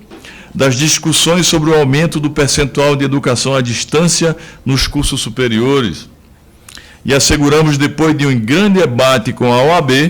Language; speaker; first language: Portuguese; native; Portuguese